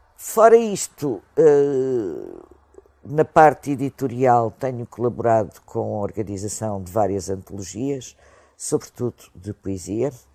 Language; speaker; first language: Portuguese; native; Portuguese